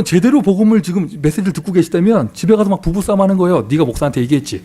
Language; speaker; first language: Korean; native; Korean